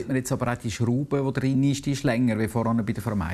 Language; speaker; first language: German; native; German